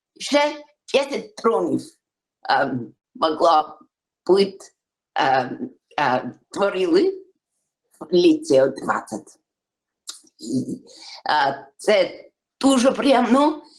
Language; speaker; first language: Ukrainian; early bilingual, heritage; English